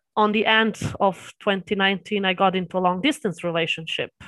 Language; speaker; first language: English; early bilingual, other home language; Serbian